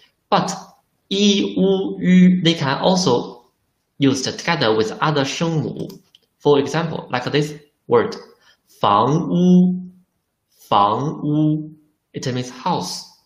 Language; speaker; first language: English; non-native, fluent; Chinese